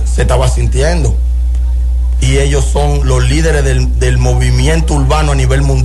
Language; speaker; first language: Spanish; native; Spanish